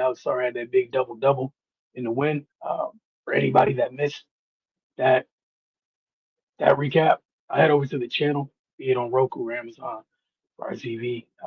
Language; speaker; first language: English; native; English